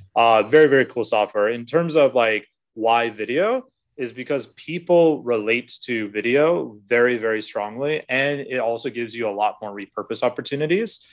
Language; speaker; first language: English; native; English